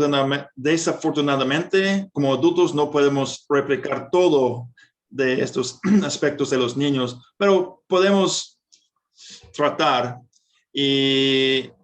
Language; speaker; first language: Spanish; non-native, fluent; English